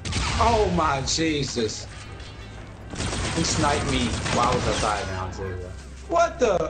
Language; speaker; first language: English; native; English